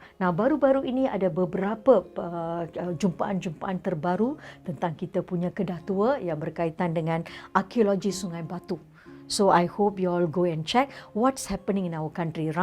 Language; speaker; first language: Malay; non-native, local second language; Tamil